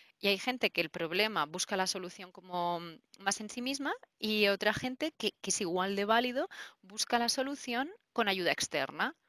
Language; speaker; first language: Spanish; native; Spanish